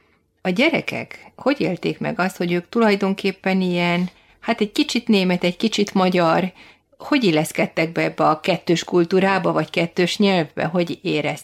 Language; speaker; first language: Hungarian; native; Hungarian